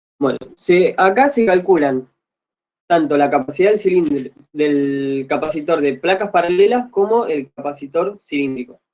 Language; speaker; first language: Spanish; native; Spanish